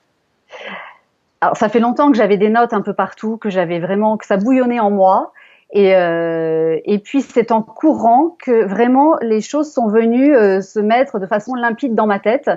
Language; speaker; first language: French; native; French